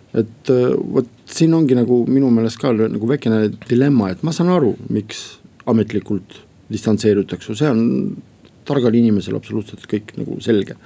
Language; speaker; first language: Estonian; non-native, local second language; Russian